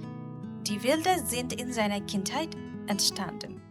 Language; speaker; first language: German; non-native, learner; Bangla